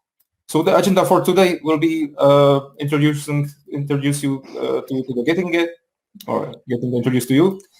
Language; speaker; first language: English; non-native, fluent; Czech